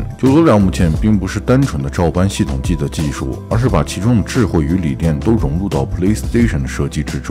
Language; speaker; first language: Chinese; native; Chinese